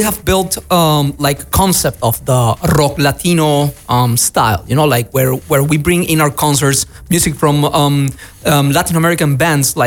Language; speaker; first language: English; non-native, fluent; Spanish